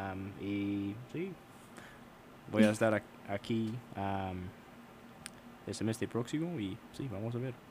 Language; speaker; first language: Spanish; non-native, learner; English